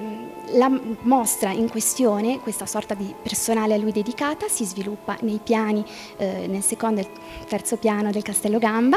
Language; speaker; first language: Italian; native; Italian